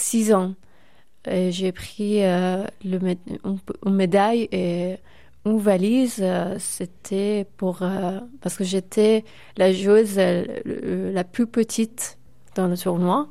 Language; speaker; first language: French; non-native, fluent; Persian